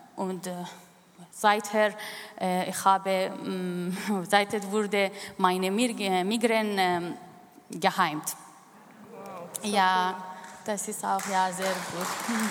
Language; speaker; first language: German; non-native, fluent; Persian